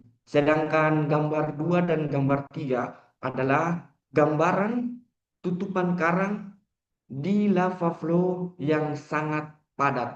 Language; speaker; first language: Indonesian; native; Indonesian